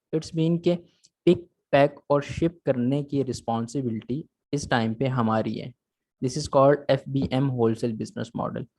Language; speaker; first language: Urdu; native; Urdu